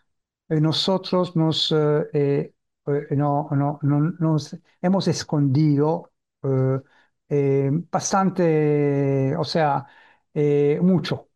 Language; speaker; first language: Spanish; early bilingual, heritage; Ladino